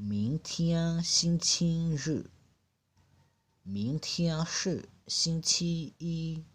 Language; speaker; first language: Chinese; non-native, fluent; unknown